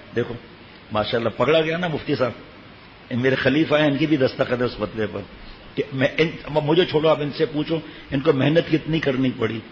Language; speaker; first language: Urdu; native; Urdu